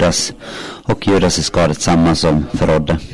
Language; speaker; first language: Swedish; non-native, local second language; Finnish